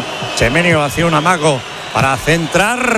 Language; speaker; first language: Spanish; native; Spanish